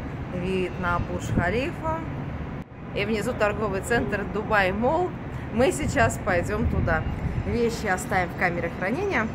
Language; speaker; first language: Russian; native; Russian